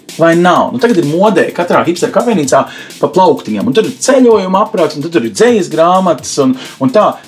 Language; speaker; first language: Latvian; native; Latvian